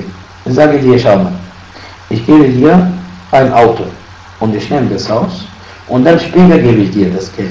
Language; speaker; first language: German; non-native, fluent; Arabic